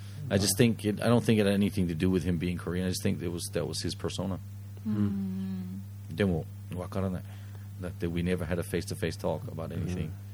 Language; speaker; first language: English; early bilingual, heritage; English